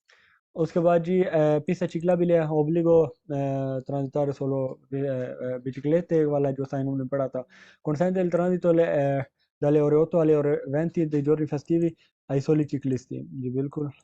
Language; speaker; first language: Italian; non-native, fluent; Urdu